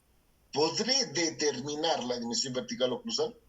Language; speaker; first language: Spanish; native; Spanish